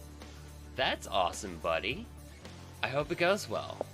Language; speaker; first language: English; native; English